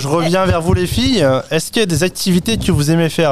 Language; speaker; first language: French; native; French